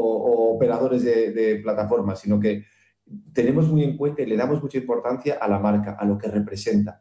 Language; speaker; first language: Spanish; native; Spanish